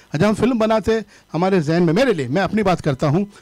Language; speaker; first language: Hindi; native; Hindi